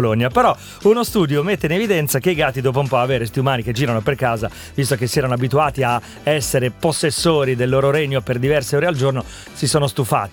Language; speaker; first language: Italian; native; Italian